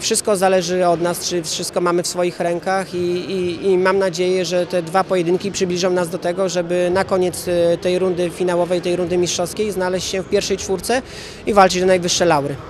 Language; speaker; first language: Polish; native; Polish